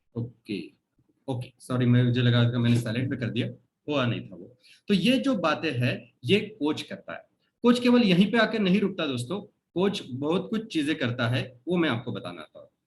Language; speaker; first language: Hindi; non-native, local second language; Marathi